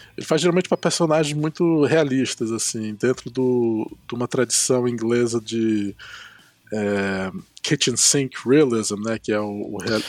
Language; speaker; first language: Portuguese; native; Portuguese